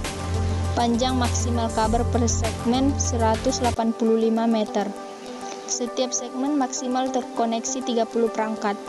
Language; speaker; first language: Indonesian; native; Indonesian